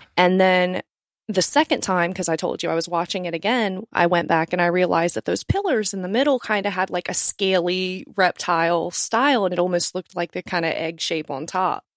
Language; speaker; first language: English; native; English